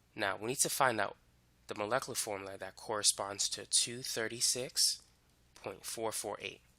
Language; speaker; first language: English; native; English